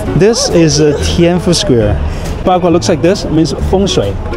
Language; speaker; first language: English; non-native, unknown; Chinese